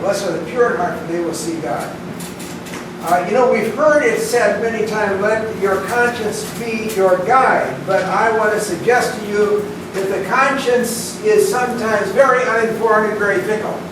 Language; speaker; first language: English; native; English